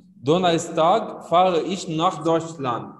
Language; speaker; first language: German; non-native, fluent; Arabic